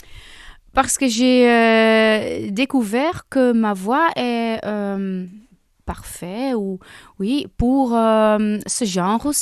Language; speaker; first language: French; non-native, local second language; Dutch